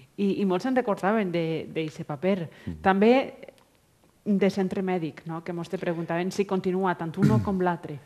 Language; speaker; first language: Catalan; native; Catalan